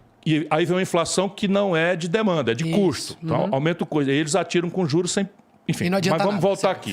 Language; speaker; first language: Portuguese; native; Portuguese